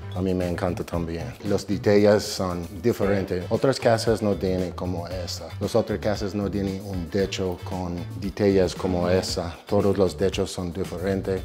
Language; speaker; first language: Spanish; non-native, learner; English